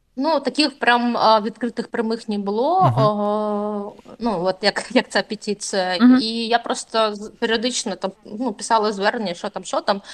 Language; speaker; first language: Ukrainian; non-native, fluent; Russian